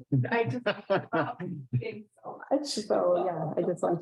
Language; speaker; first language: English; native; English